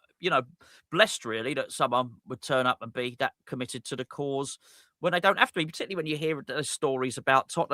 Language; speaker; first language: English; native; English